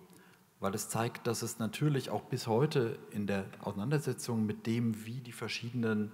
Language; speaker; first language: German; native; German